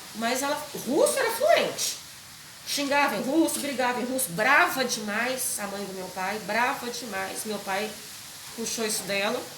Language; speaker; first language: Portuguese; native; Portuguese